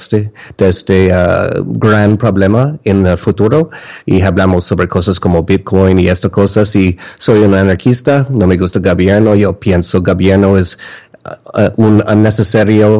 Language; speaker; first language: Spanish; non-native, learner; English